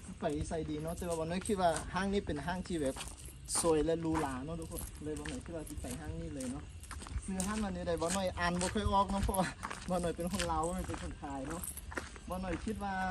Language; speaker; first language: Thai; non-native, local second language; Akha